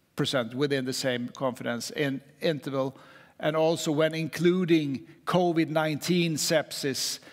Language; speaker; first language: English; non-native, fluent; Swedish